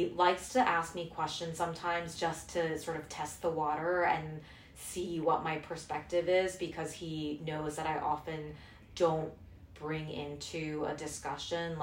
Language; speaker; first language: English; non-native, local second language; Korean